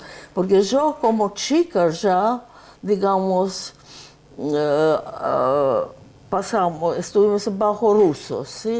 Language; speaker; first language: Spanish; non-native, fluent; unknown